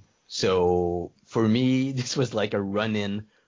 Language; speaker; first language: English; non-native, fluent; French